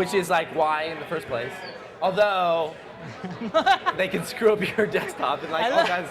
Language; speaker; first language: English; native; English